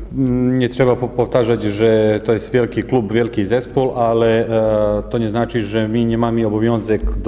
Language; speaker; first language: Polish; non-native, learner; Serbian